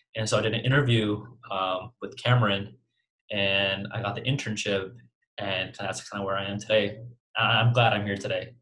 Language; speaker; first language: English; native; English